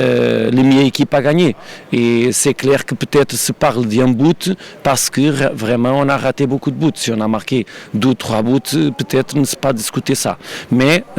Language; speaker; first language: French; non-native, learner; Portuguese